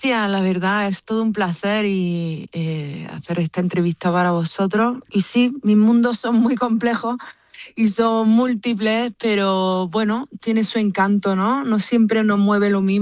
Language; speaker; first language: Spanish; native; Spanish